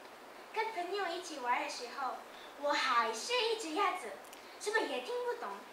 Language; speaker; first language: Chinese; non-native, fluent; Japanese